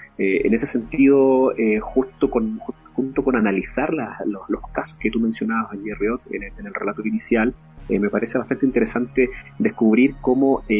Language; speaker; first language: Spanish; native; Spanish